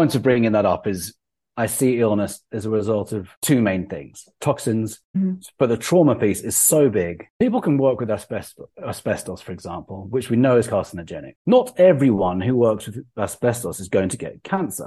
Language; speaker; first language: English; native; English